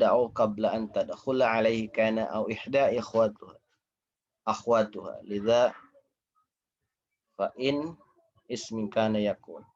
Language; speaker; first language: Arabic; non-native, fluent; Indonesian